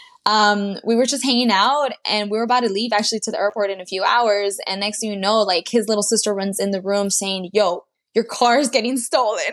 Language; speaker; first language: English; early bilingual, other home language; Spanish